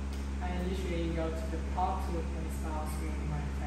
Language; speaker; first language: English; non-native, learner; Vietnamese